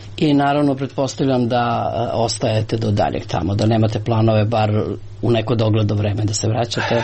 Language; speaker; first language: Serbian; native; Serbian